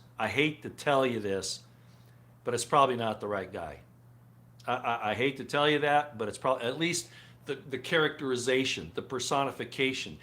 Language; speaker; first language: English; native; English